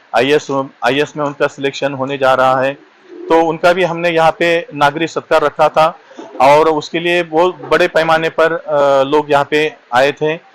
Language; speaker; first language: Hindi; non-native, local second language; Marathi